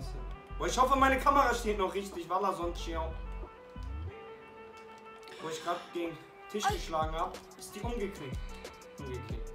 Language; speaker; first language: German; native; German